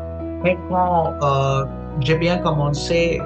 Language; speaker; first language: French; non-native, fluent; Punjabi